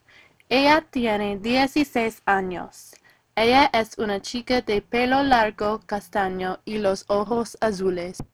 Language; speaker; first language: Spanish; non-native, learner; English